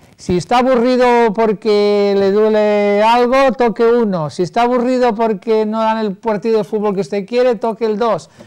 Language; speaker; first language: Spanish; non-native, local second language; Catalan